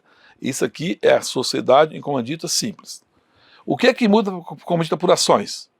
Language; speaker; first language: Portuguese; native; Portuguese